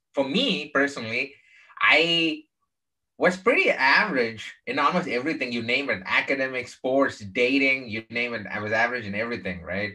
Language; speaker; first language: English; non-native, local second language; Tamil